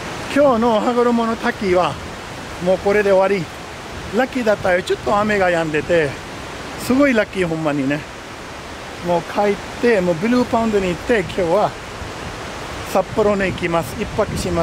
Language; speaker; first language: Japanese; non-native, fluent; Urdu